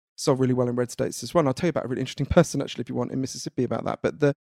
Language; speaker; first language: English; native; English